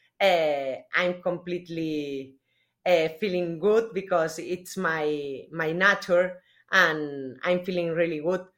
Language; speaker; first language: English; non-native, learner; Spanish